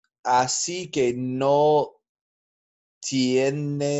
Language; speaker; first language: Spanish; non-native, learner; English